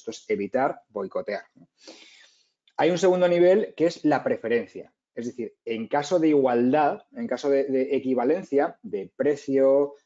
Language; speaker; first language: Spanish; native; Spanish